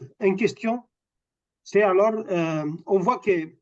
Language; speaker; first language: French; non-native, fluent; Catalan